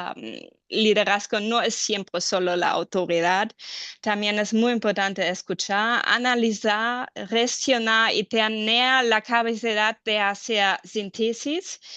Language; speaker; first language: Spanish; non-native, fluent; German